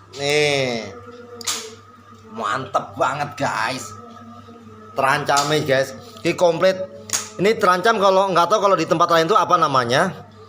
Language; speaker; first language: Indonesian; non-native, local second language; Javanese